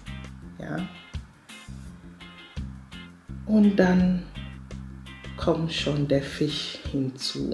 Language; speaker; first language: German; non-native, fluent; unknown